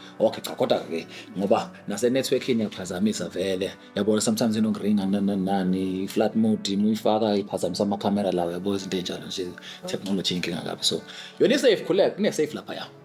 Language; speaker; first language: Zulu; native; Zulu